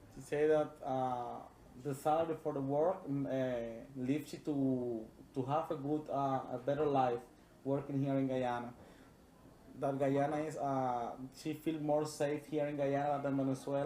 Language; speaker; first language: English; non-native, learner; Spanish